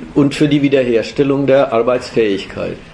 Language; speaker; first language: German; native; German